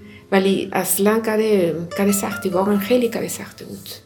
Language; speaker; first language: Persian; non-native, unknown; Spanish